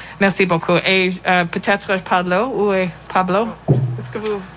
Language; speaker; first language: French; non-native, learner; English